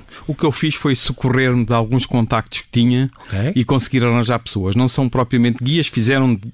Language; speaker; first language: Portuguese; native; Portuguese